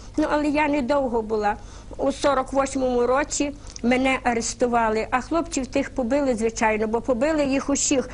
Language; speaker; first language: Ukrainian; native; Ukrainian